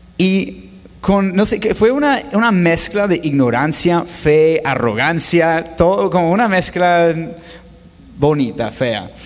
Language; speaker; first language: Spanish; non-native, fluent; English